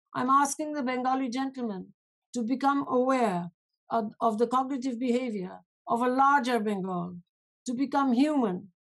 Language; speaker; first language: English; non-native, local second language; Bangla